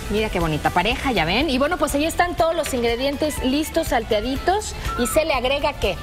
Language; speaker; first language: Spanish; native; Spanish